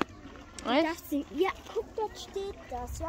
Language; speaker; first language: German; early bilingual, other home language; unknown